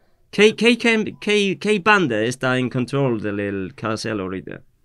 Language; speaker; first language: Spanish; non-native, learner; English